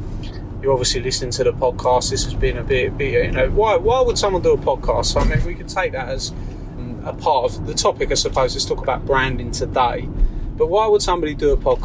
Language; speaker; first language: English; native; English